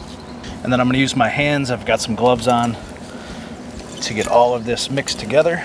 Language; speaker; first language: English; native; English